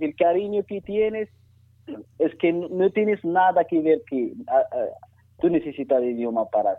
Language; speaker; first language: Spanish; non-native, learner; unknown